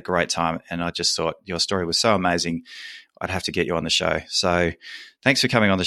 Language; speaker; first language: English; native; English